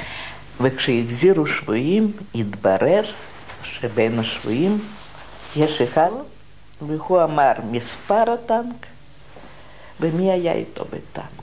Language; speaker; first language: Hebrew; non-native, fluent; Russian